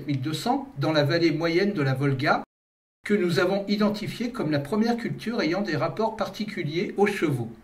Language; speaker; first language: French; native; French